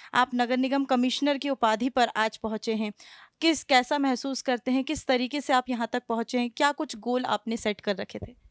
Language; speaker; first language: Hindi; native; Hindi